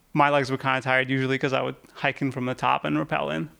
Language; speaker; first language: English; early bilingual, other home language; Russian